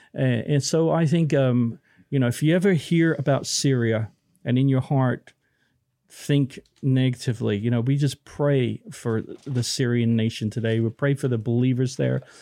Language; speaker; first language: English; native; English